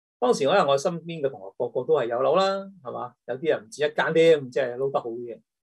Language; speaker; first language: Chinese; non-native, local second language; Cantonese